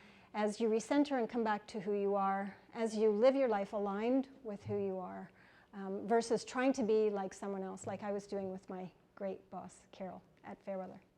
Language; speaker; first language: English; native; English